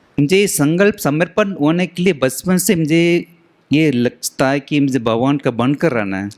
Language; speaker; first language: Hindi; non-native, local second language; Tamil